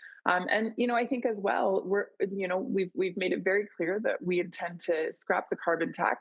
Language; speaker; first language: English; native; English